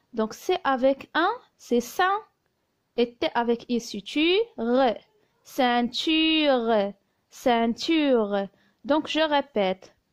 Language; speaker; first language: French; non-native, local second language; Arabic